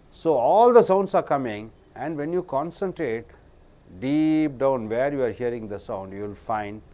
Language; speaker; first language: English; non-native, local second language; Tamil